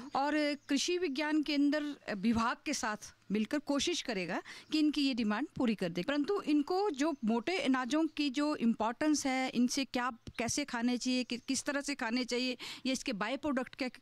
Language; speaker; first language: Hindi; native; Hindi